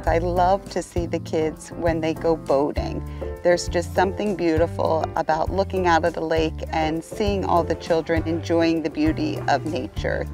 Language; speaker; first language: English; native; English